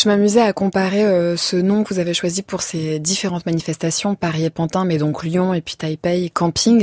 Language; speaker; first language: French; native; French